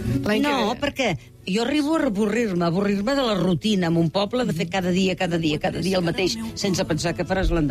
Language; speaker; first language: Catalan; native; Catalan